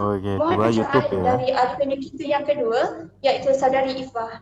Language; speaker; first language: Malay; native; Malay